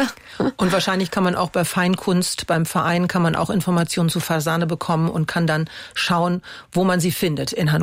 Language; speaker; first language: German; native; German